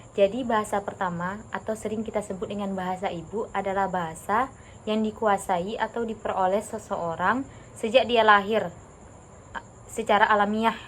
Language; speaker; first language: Indonesian; non-native, local second language; Minangkabau